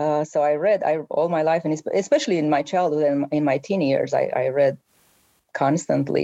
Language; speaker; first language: English; non-native, fluent; Romanian